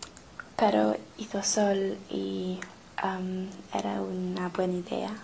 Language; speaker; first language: Spanish; non-native, learner; English